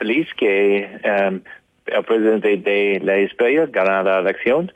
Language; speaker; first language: Spanish; non-native, learner; English